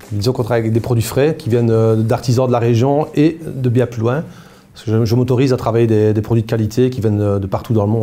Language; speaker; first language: French; native; French